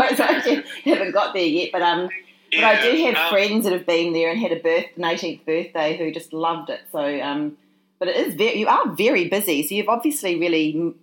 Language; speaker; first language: English; native; English